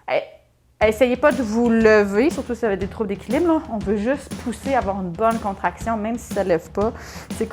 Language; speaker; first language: French; native; French